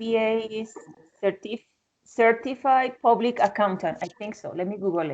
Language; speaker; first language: English; non-native, fluent; Spanish